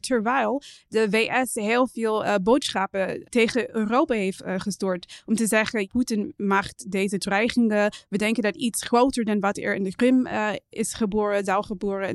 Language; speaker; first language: Dutch; non-native, fluent; English